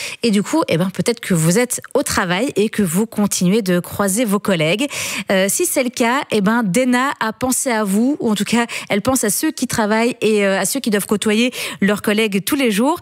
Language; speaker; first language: French; native; French